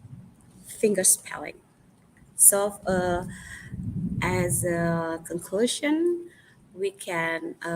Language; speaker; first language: English; non-native, fluent; Indonesian